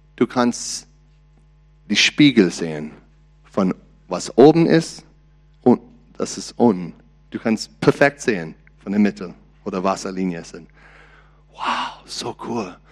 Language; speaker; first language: German; non-native, learner; English